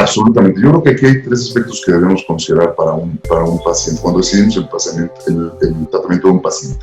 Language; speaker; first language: Spanish; native; Spanish